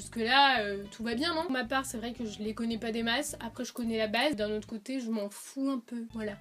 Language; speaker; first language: French; early bilingual, other home language; Portuguese